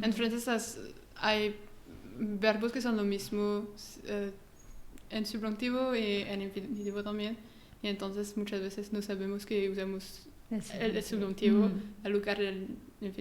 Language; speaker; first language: Spanish; non-native, learner; French